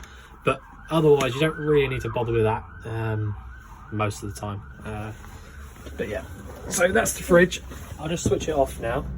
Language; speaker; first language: English; native; English